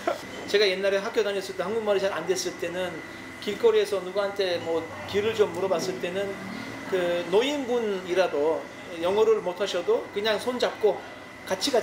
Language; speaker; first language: Korean; non-native, fluent; Turkish